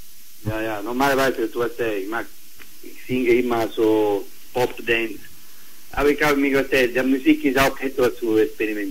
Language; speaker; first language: German; non-native, learner; Italian